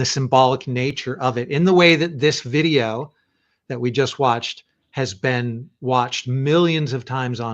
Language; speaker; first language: English; native; English